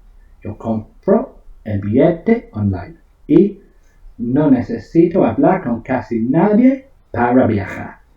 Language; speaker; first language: Spanish; non-native, fluent; English